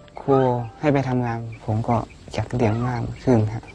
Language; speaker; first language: Thai; non-native, local second language; Akha